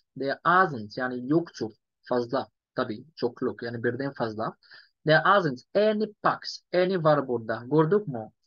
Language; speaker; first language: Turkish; non-native, fluent; Yoruba